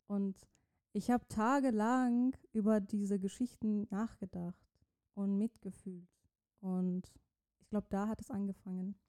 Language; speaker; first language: German; non-native, fluent; Persian